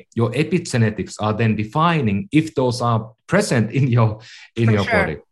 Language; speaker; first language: English; non-native, fluent; Finnish